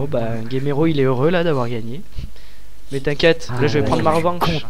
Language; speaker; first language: French; native; French